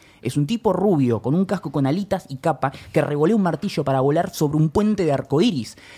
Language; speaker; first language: Spanish; native; Spanish